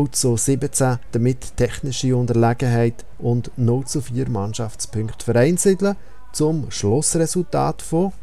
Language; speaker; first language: German; native; German